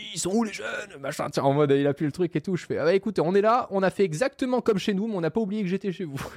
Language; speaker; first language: French; native; French